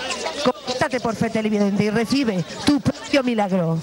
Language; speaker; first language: Spanish; native; Spanish